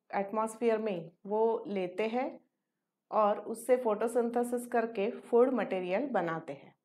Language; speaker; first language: Hindi; non-native, local second language; Marathi